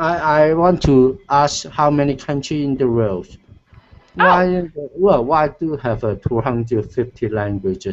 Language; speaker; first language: English; non-native, learner; Cantonese